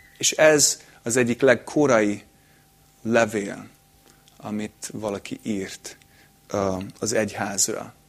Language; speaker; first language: Hungarian; non-native, fluent; English